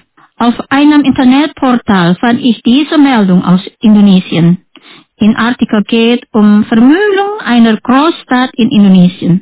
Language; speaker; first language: German; non-native, fluent; Indonesian